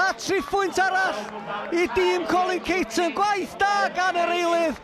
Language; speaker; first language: Welsh; native; Welsh